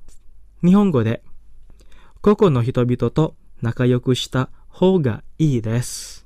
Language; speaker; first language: Japanese; non-native, fluent; Indonesian